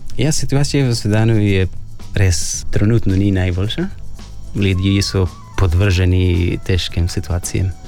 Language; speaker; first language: Slovenian; non-native, fluent; Arabic